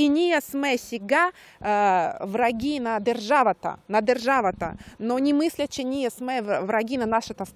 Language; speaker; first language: Bulgarian; non-native, learner; Russian